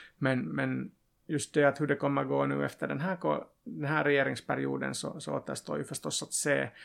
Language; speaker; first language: Swedish; non-native, local second language; Finnish